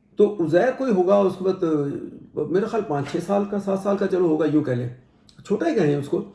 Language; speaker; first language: Urdu; non-native, local second language; Punjabi